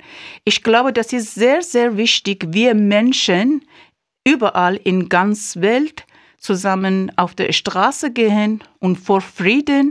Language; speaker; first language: German; non-native, fluent; Persian